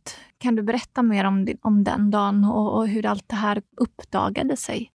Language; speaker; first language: Swedish; native; Swedish